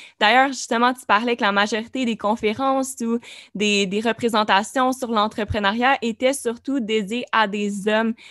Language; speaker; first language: French; native; French